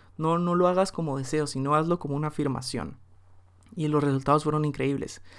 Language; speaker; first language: Spanish; early bilingual, heritage; Spanish